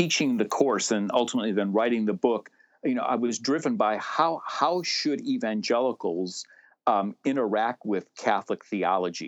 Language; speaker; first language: English; native; English